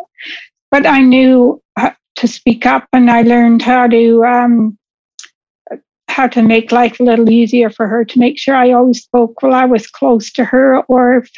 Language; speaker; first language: English; native; English